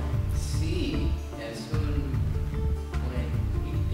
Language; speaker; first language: Spanish; non-native, learner; English